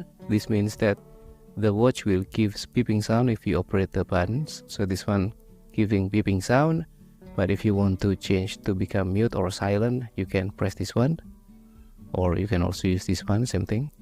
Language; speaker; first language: English; non-native, fluent; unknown